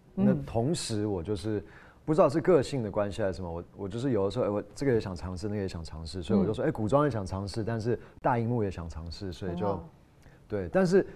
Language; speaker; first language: Chinese; non-native, fluent; English